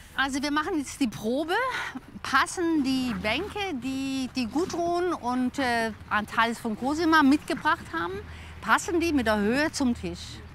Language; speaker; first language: German; native; German